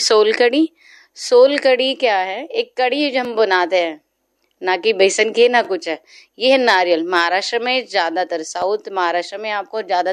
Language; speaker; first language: Hindi; non-native, local second language; Marathi